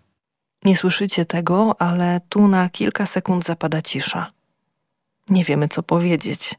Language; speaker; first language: Polish; native; Polish